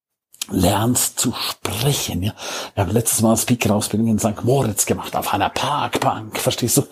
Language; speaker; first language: German; native; German